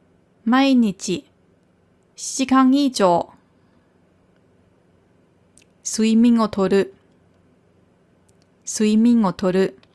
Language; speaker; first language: Japanese; non-native, fluent; German